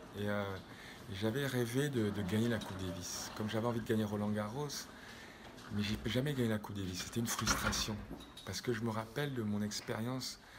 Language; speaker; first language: French; native; French